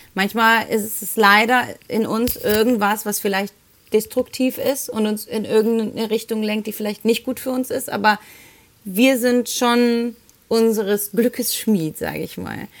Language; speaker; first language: German; early bilingual, other home language; Spanish